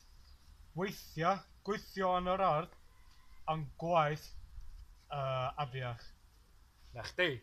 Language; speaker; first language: Welsh; non-native, local second language; English